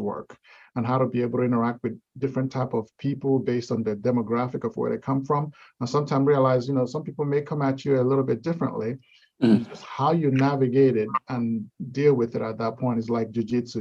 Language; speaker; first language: English; non-native, local second language; Igbo